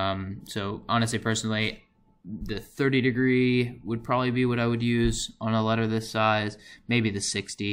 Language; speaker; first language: English; native; English